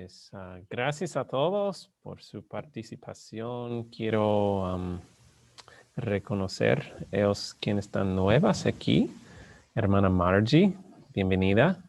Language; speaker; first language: Spanish; non-native, learner; English